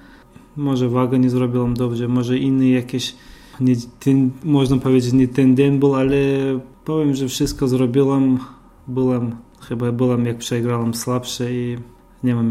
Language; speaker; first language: Polish; non-native, fluent; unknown